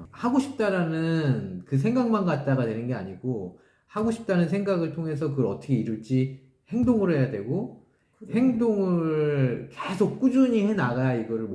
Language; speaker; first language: Korean; native; Korean